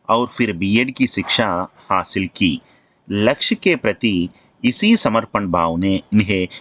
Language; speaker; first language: Hindi; non-native, local second language; Telugu